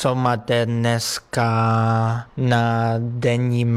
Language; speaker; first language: Czech; non-native, learner; Spanish